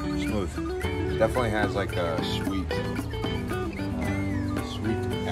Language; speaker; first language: English; native; English